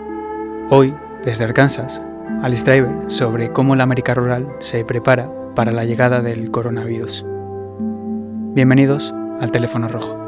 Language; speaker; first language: Spanish; native; Spanish